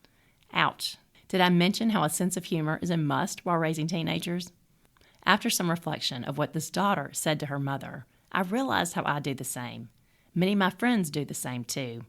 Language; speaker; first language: English; native; English